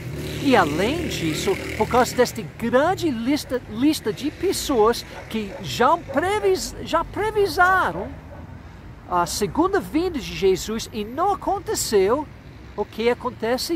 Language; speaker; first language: Portuguese; non-native, fluent; English